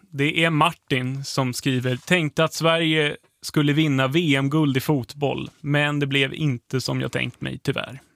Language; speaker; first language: Swedish; native; Swedish